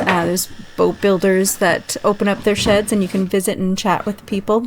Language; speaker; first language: English; native; English